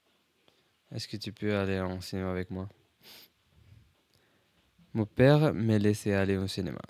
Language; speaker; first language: French; non-native, learner; English